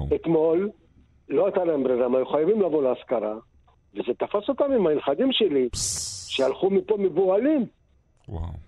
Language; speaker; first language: Hebrew; native; Hebrew